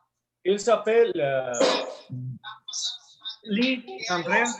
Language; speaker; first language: French; non-native, learner; Spanish